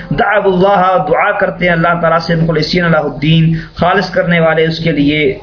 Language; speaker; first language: Urdu; non-native, local second language; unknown